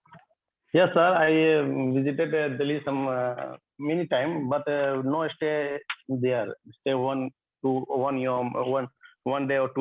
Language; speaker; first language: English; non-native, learner; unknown